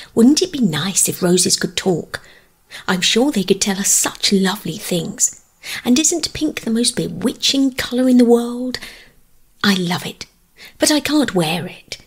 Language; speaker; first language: English; native; English